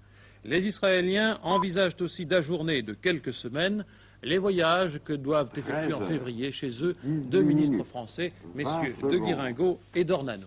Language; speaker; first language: French; native; French